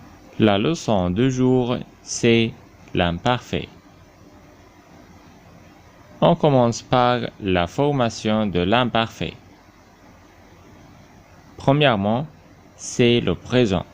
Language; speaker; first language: French; non-native, fluent; Arabic